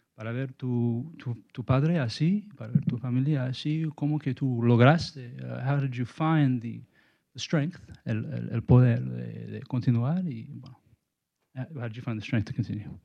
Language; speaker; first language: English; native; English